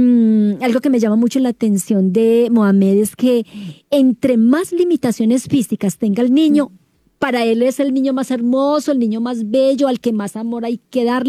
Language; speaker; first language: Spanish; native; Spanish